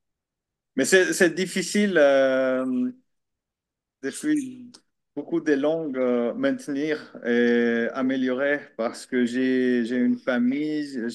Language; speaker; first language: French; non-native, learner; Finnish